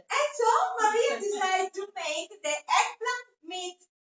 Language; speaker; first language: English; non-native, fluent; Italian